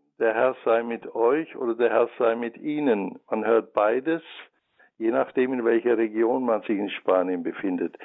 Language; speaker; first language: German; native; German